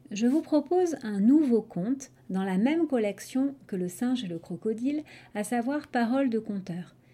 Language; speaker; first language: French; non-native, fluent; English